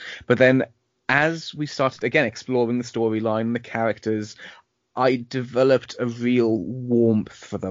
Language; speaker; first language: English; native; English